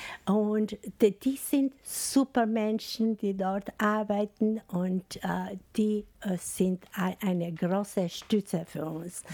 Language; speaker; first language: German; non-native, fluent; Albanian